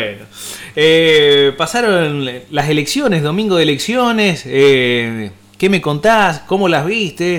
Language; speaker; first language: Spanish; native; Spanish